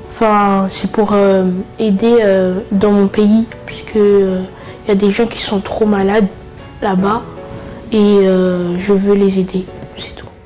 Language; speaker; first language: French; early bilingual, other home language; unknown